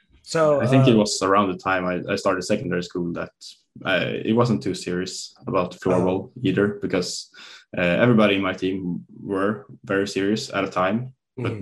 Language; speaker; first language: English; non-native, fluent; Swedish